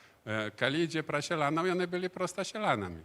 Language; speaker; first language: Polish; non-native, learner; Belarusian